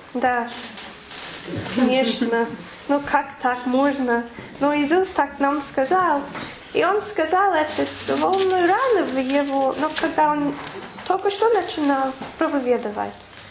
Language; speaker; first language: Russian; non-native, fluent; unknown